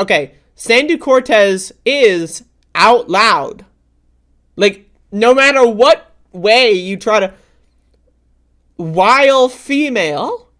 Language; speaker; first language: English; native; English